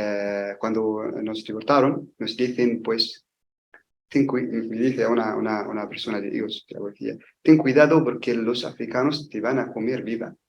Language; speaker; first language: Spanish; non-native, learner; Arabic